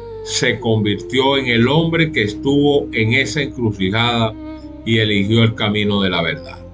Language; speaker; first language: Spanish; native; Spanish